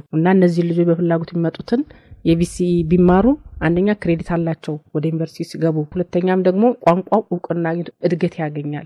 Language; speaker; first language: Amharic; native; Amharic